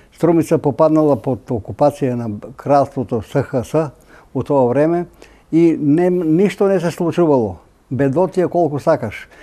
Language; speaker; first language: Macedonian; native; Macedonian